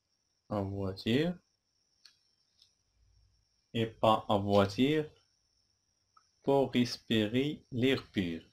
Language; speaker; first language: French; non-native, local second language; Arabic